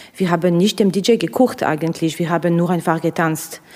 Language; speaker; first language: German; non-native, fluent; Russian